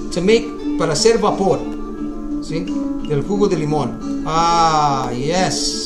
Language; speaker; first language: Spanish; early bilingual, other home language; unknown